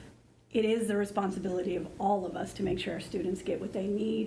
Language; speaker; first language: English; native; English